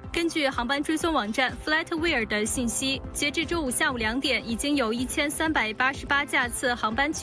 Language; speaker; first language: Chinese; native; Chinese